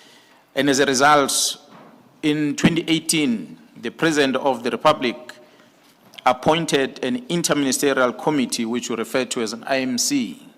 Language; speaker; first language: English; non-native, local second language; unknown